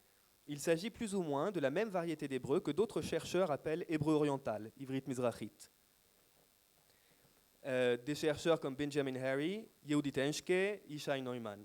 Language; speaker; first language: French; native; French